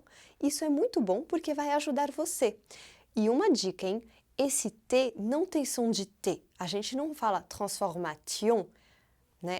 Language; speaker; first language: Portuguese; non-native, fluent; French